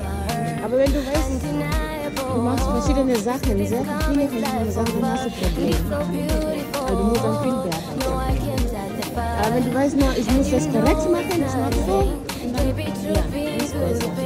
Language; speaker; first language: German; non-native, learner; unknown